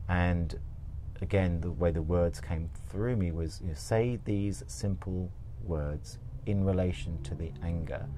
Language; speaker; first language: English; native; English